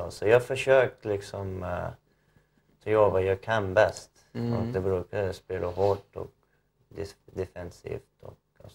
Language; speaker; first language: Swedish; non-native, fluent; English